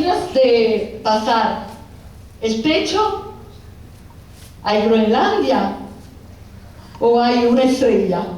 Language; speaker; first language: Spanish; non-native, fluent; Italian